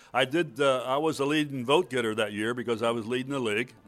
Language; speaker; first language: English; native; English